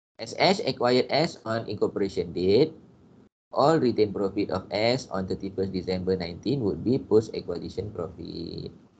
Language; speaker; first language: English; non-native, local second language; Malay